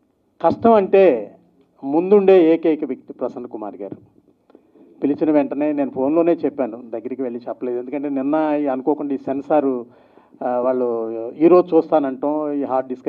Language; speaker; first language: Telugu; native; Telugu